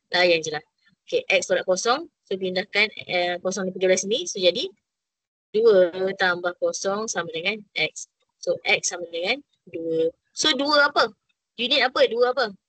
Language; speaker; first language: Malay; native; Malay